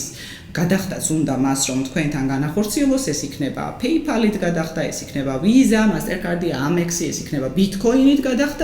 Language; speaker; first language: Georgian; native; Georgian